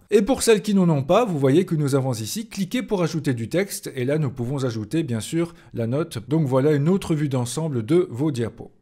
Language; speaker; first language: French; native; French